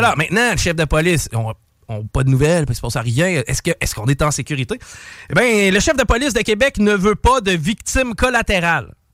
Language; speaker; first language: French; native; French